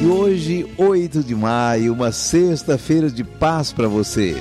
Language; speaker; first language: Portuguese; native; Portuguese